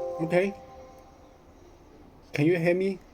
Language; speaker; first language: English; non-native, learner; Cantonese